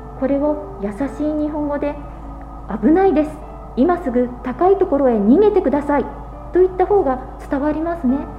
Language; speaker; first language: Japanese; native; Japanese